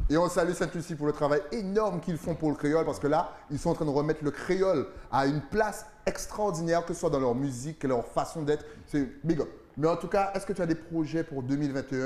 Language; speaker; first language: French; native; French